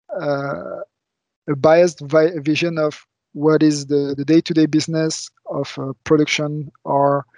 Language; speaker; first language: English; non-native, fluent; French